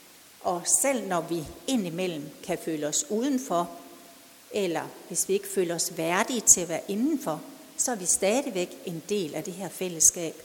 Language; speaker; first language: Danish; native; Danish